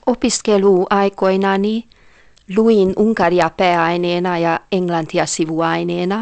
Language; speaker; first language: Finnish; non-native, fluent; Hungarian